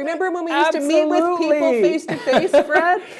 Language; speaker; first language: English; native; English